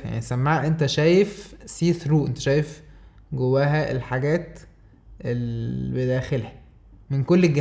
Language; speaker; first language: Arabic; native; Arabic